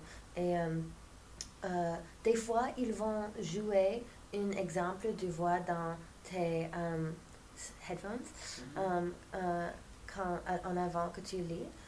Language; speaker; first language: French; non-native, fluent; English